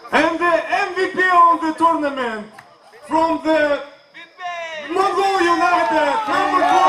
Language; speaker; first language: English; non-native, learner; Russian